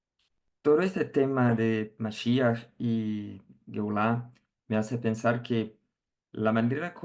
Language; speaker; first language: Spanish; non-native, fluent; Portuguese